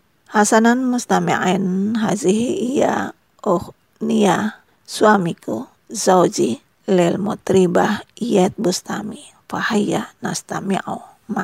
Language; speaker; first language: Arabic; non-native, fluent; Indonesian